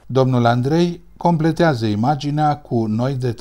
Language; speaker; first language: Romanian; native; Romanian